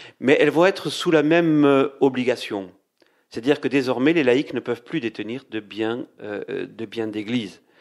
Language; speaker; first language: French; native; French